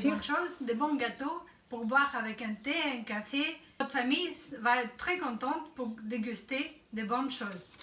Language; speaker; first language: French; non-native, fluent; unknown